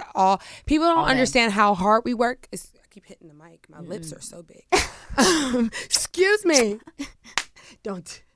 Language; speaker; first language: English; native; English